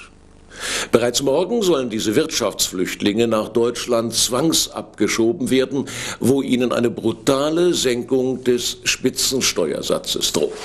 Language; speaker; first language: German; native; German